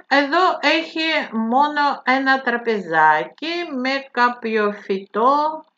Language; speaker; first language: Greek; non-native, fluent; Russian